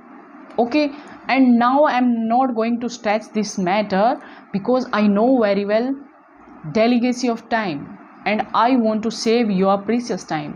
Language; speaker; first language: English; non-native, local second language; Hindi